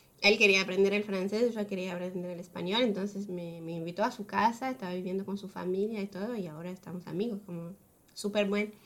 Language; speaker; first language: Spanish; non-native, fluent; French